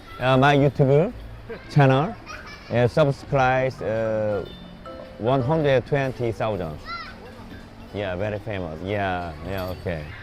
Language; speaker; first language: English; non-native, learner; Korean